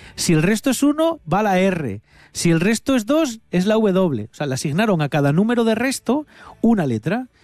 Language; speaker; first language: Spanish; native; Spanish